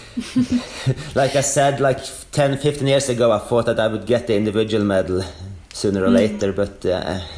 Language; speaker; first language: English; non-native, fluent; Norwegian